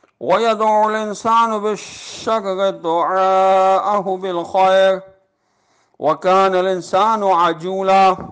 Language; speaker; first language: Arabic; non-native, fluent; Urdu